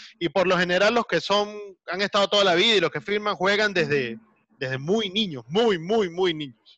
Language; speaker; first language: Spanish; native; Spanish